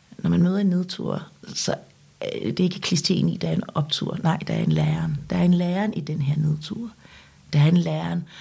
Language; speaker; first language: Danish; early bilingual, other home language; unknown